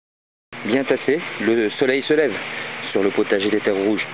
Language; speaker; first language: French; native; French